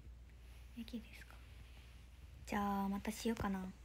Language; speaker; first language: Japanese; native; Japanese